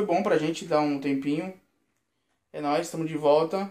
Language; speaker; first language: Portuguese; native; Portuguese